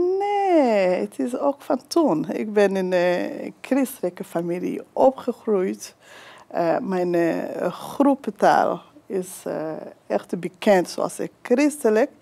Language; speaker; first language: Dutch; non-native, fluent; Kinyarwanda